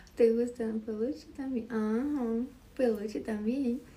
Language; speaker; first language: Spanish; non-native, fluent; Ukrainian